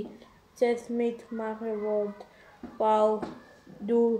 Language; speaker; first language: German; non-native, learner; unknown